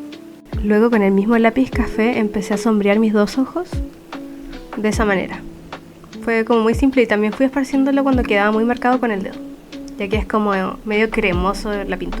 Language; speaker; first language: Spanish; native; Spanish